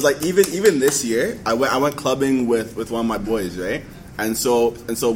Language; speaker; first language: English; native; English